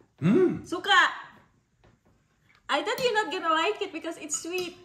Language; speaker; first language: English; non-native, learner; Indonesian